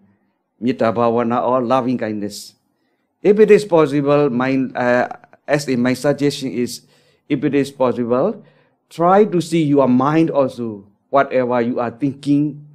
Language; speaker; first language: English; non-native, learner; Burmese